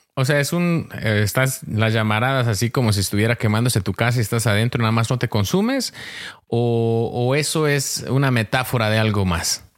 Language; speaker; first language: Spanish; early bilingual, heritage; Spanish